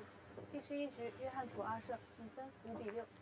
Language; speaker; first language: Chinese; native; Chinese